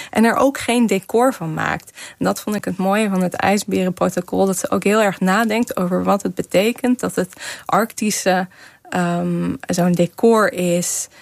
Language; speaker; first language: Dutch; non-native, fluent; Kazakh